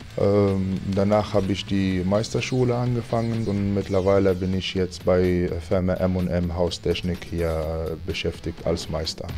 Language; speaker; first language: German; non-native, fluent; Arabic